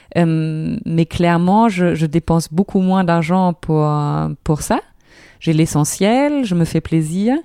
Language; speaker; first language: French; non-native, fluent; German